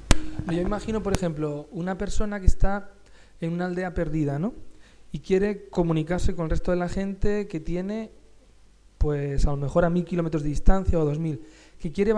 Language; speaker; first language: Spanish; native; Spanish